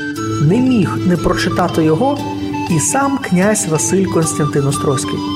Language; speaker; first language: Ukrainian; native; Ukrainian